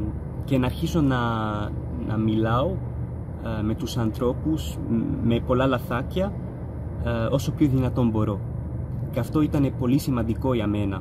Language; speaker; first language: Greek; non-native, fluent; Arabic